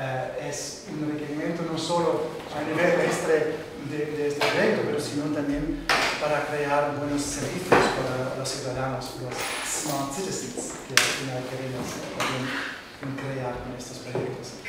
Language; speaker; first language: Spanish; non-native, fluent; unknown